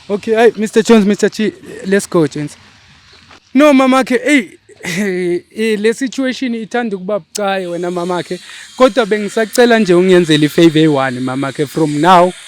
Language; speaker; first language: Zulu; non-native, local second language; Xhosa